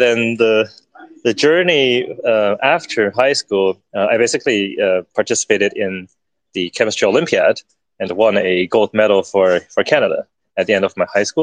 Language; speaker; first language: English; early bilingual, other home language; Chinese